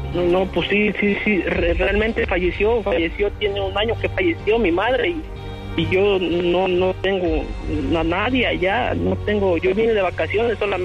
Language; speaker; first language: Spanish; native; Spanish